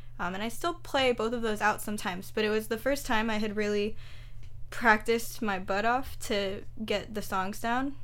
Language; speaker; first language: English; native; English